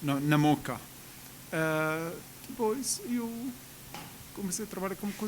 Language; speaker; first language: Portuguese; non-native, learner; Arabic